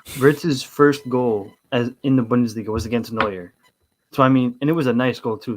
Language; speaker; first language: English; native; English